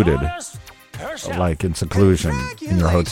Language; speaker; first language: English; native; English